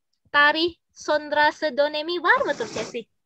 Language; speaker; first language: Turkish; non-native, learner; Indonesian